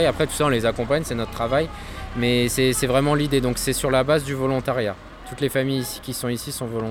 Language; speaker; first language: French; native; French